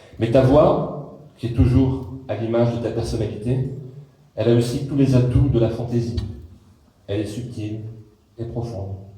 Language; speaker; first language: French; native; French